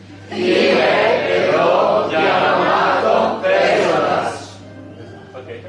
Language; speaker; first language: Greek; non-native, learner; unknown